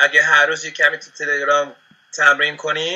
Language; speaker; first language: Persian; non-native, fluent; Spanish